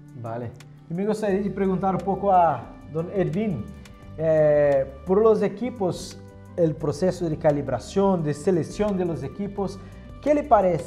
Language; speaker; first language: Spanish; non-native, fluent; Portuguese